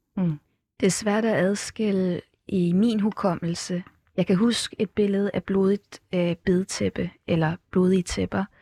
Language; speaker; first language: Danish; early bilingual, other home language; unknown